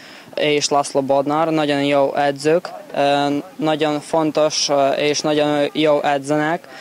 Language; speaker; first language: Hungarian; non-native, learner; Ukrainian